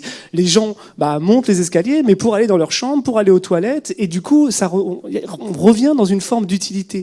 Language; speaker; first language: French; native; French